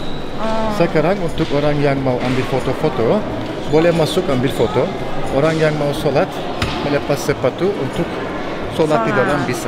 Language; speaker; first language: Indonesian; non-native, fluent; Turkish